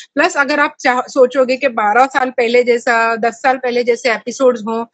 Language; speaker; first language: Hindi; native; Hindi